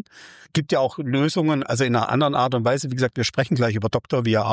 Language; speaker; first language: German; native; German